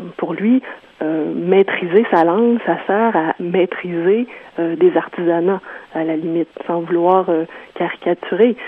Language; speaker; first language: French; native; French